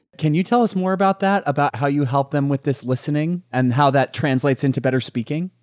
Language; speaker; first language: English; native; English